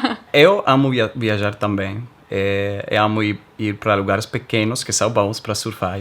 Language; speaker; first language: Portuguese; non-native, learner; English